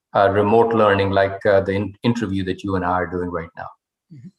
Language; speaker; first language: English; non-native, local second language; Hindi